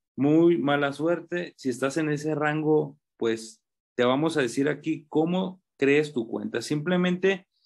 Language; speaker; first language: Spanish; native; Spanish